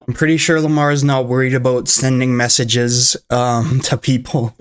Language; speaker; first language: English; native; English